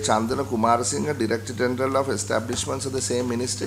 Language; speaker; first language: English; non-native, local second language; Sinhala